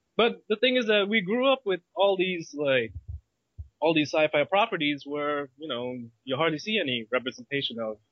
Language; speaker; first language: English; early bilingual, other home language; Malay